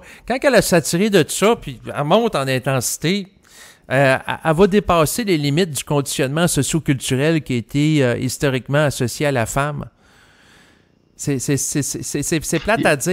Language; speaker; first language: French; native; French